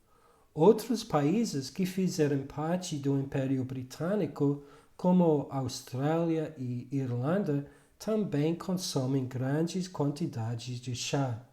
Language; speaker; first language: Portuguese; non-native, fluent; English